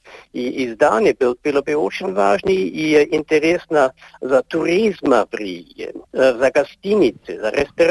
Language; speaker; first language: Russian; non-native, learner; Swiss German